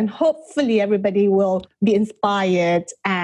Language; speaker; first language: English; non-native, local second language; Malay